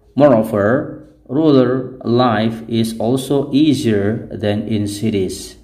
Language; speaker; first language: English; non-native, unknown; Indonesian